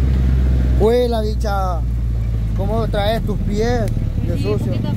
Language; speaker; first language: Spanish; native; Spanish